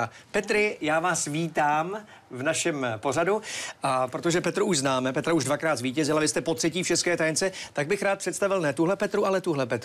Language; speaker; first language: Czech; native; Czech